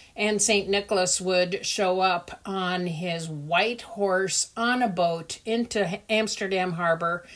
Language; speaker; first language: English; early bilingual, other home language; Dutch